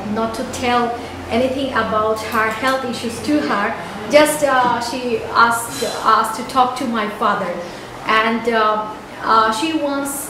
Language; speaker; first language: English; non-native, local second language; Bangla